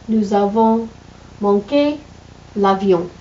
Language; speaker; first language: French; non-native, fluent; English